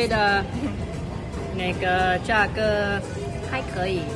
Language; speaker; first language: Chinese; non-native, fluent; English